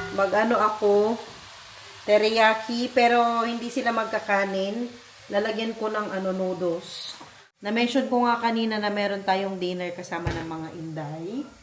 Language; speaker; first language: Filipino; non-native, local second language; Pampanga